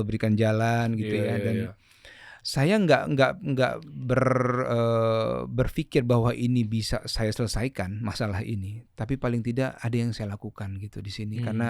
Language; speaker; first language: Indonesian; native; Indonesian